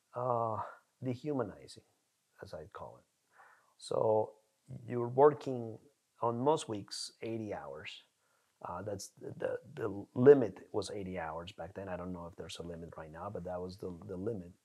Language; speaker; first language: English; non-native, fluent; Spanish